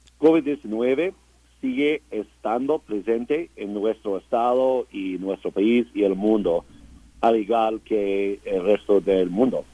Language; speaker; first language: Spanish; non-native, learner; English